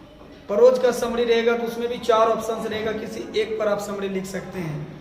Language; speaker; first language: Hindi; native; Hindi